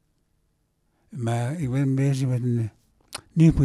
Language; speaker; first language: Dutch; early bilingual, other home language; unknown